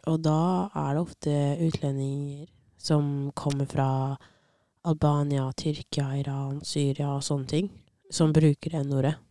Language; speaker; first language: Norwegian; native; Norwegian